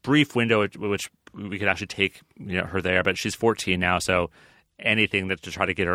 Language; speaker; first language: English; native; English